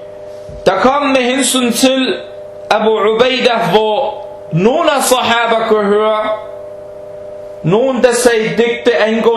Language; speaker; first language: Danish; early bilingual, heritage; Danish